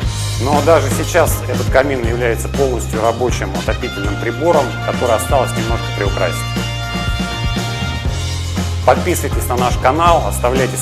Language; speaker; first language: Russian; native; Russian